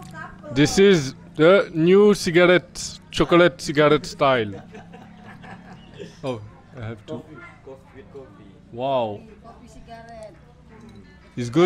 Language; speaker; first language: English; non-native, learner; French